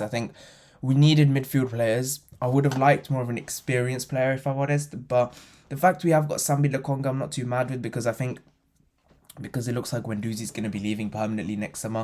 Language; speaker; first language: English; native; English